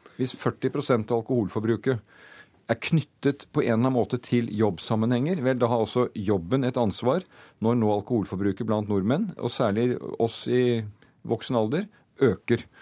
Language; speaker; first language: Norwegian; native; Norwegian